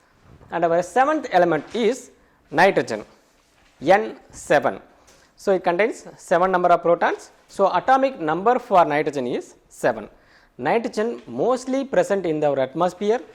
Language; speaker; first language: English; non-native, local second language; Tamil